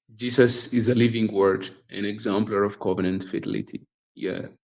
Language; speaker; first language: English; non-native, local second language; Amharic